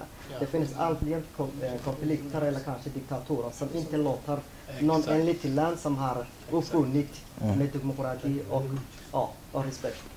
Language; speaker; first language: Swedish; non-native, fluent; Somali